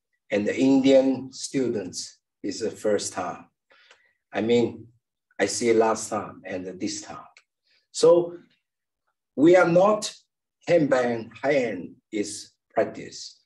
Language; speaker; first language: English; non-native, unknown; Chinese